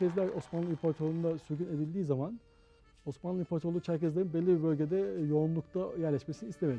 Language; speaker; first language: Turkish; native; Turkish